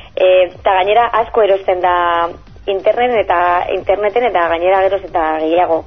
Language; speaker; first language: Basque; non-native, local second language; Spanish